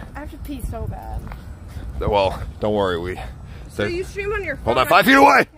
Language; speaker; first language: English; native; English